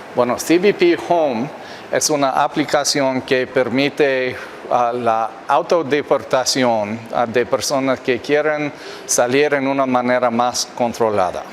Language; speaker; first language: Spanish; non-native, fluent; English